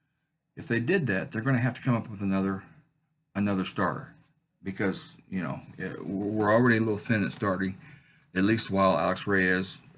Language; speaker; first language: English; native; English